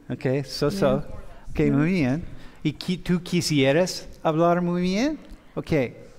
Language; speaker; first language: Spanish; non-native, fluent; English